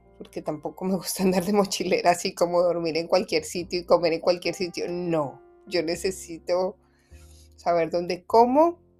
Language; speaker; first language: Spanish; native; Spanish